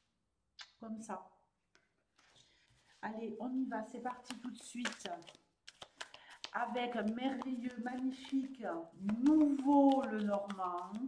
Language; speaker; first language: French; native; French